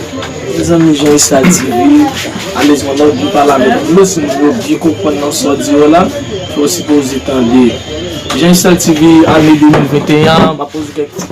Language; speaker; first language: French; non-native, learner; Haitian Creole